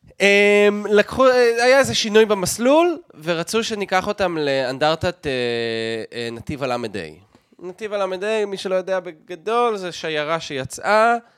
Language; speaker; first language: Hebrew; native; Hebrew